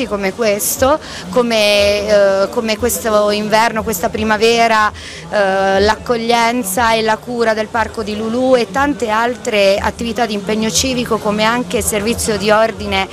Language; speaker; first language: Italian; native; Italian